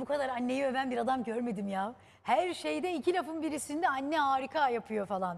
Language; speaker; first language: Turkish; native; Turkish